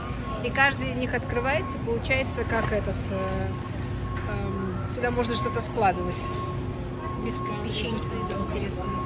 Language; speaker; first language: Russian; native; Russian